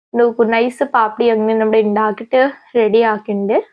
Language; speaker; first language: Malayalam; non-native, local second language; Hindi